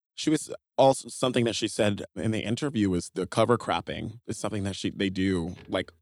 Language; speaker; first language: English; native; English